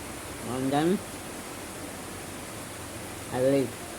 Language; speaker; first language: English; non-native, local second language; Tamil